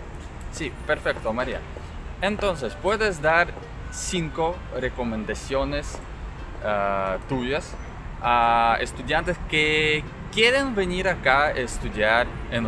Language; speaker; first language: Spanish; non-native, learner; Russian